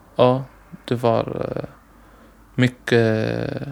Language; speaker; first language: Swedish; non-native, learner; Arabic